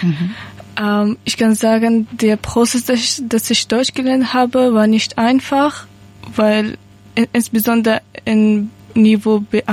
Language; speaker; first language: German; non-native, learner; Persian